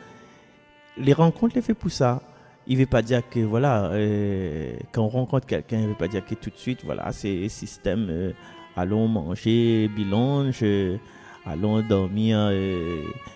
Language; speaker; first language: French; non-native, local second language; Malagasy